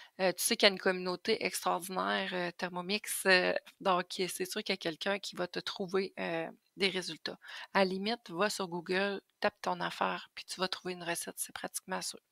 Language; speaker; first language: French; native; French